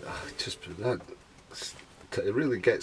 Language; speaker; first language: English; native; English